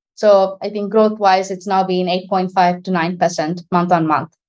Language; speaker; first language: English; non-native, local second language; Sinhala